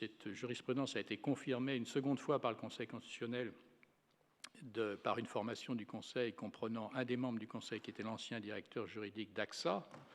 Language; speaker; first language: French; native; French